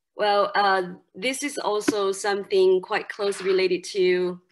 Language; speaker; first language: English; non-native, fluent; Chinese